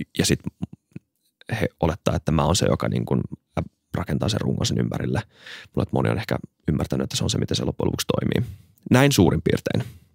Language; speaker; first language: Finnish; native; Finnish